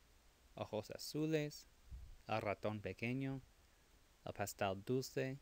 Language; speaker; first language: Spanish; non-native, fluent; English